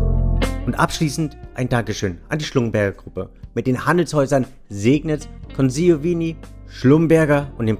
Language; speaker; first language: German; native; German